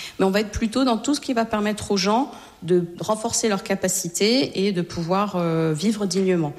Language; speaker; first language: French; native; French